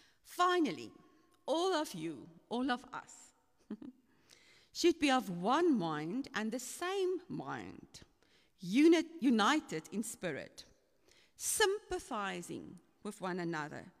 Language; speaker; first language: English; non-native, local second language; Afrikaans